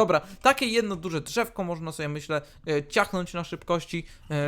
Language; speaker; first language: Polish; native; Polish